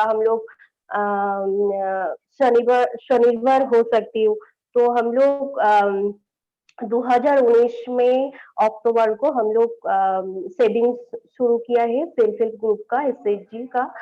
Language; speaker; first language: Hindi; non-native, local second language; Bangla